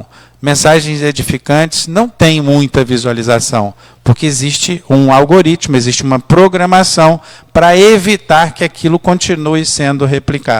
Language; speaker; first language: Portuguese; native; Portuguese